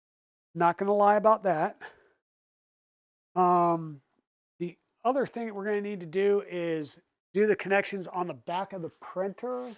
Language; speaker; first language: English; native; English